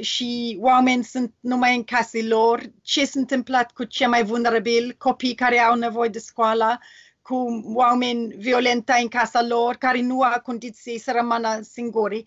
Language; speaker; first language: Romanian; non-native, learner; English